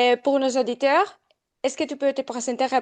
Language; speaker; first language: French; non-native, fluent; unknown